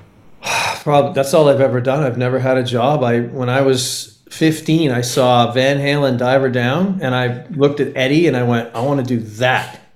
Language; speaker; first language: English; native; English